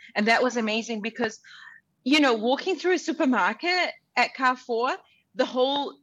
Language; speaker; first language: English; early bilingual, other home language; Arabic